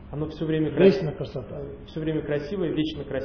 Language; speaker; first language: Russian; native; Russian